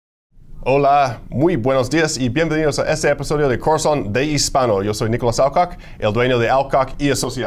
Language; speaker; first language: Spanish; non-native, fluent; English